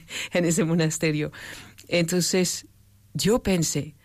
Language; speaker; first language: Spanish; non-native, fluent; French